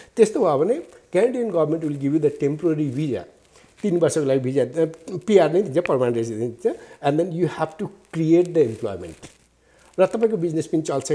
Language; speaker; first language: Nepali; native; Nepali